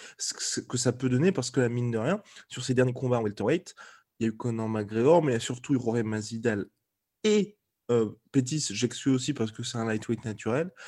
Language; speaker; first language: French; native; French